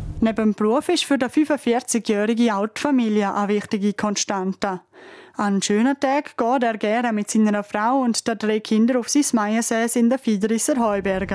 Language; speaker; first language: German; native; German